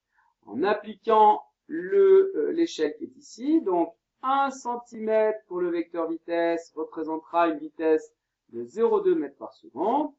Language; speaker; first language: French; native; French